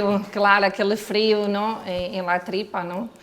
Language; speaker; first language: Spanish; non-native, fluent; Portuguese